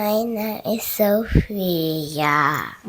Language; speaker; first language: Dutch; early bilingual, other home language; Russian